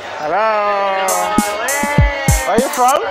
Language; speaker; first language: English; non-native, learner; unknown